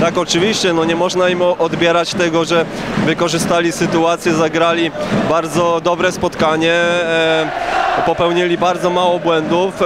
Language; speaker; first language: Polish; native; Polish